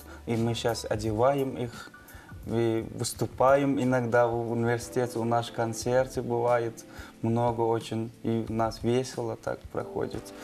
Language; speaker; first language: Russian; non-native, fluent; Turkmen